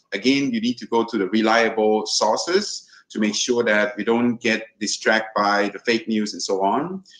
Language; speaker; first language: English; non-native, fluent; Thai